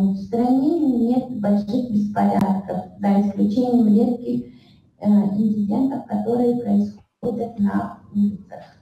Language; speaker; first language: Russian; native; Russian